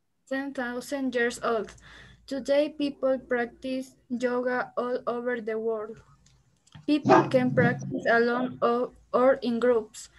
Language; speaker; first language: English; non-native, learner; Spanish